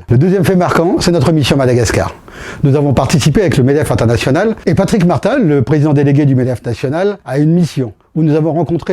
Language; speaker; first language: French; native; French